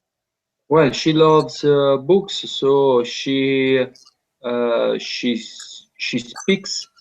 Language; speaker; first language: English; non-native, learner; Italian